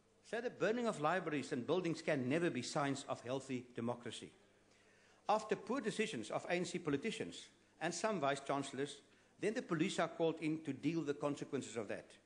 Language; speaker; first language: English; non-native, local second language; Afrikaans